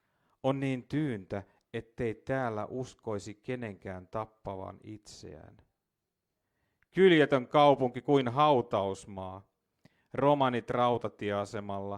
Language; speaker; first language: Finnish; native; Finnish